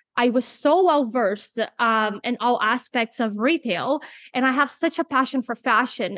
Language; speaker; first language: English; non-native, fluent; Portuguese